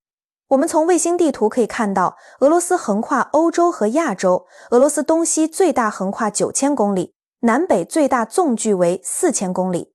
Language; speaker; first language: Chinese; native; Chinese